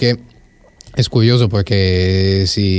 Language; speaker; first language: Spanish; non-native, fluent; Italian